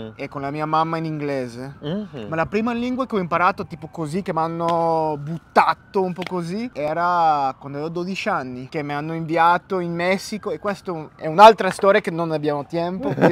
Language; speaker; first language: Italian; non-native, fluent; English